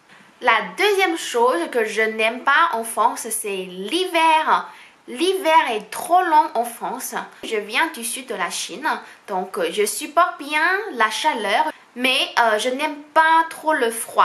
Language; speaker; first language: French; non-native, fluent; Chinese